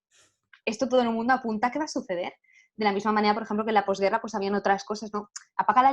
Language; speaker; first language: Spanish; native; Spanish